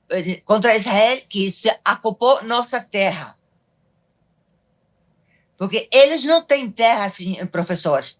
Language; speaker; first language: Portuguese; non-native, fluent; Arabic